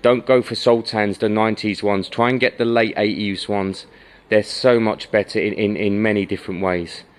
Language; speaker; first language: English; native; English